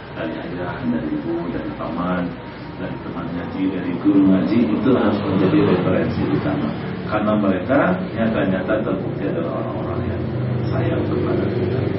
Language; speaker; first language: Indonesian; non-native, local second language; Sundanese